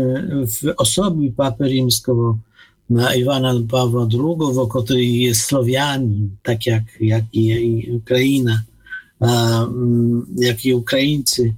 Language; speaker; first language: Polish; non-native, fluent; Ukrainian